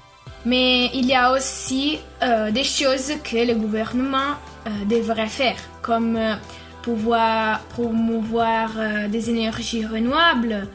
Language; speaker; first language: French; non-native, learner; Italian